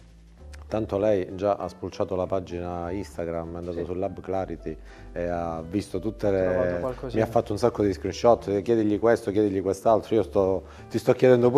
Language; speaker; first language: Italian; native; Italian